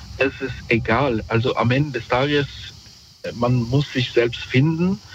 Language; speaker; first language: German; early bilingual, other home language; Romanian